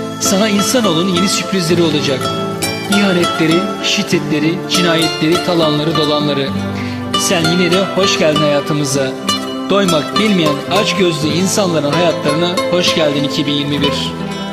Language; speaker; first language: Turkish; native; Turkish